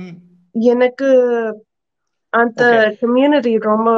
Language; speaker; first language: Tamil; non-native, learner; English